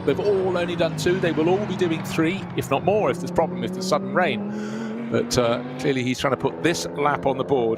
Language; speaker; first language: English; native; English